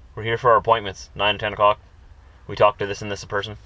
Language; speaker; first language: English; native; English